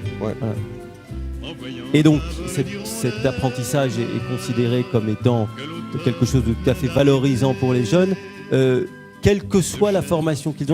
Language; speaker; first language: French; native; French